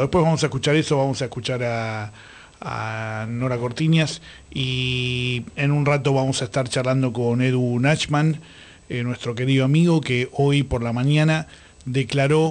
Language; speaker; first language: Spanish; native; Spanish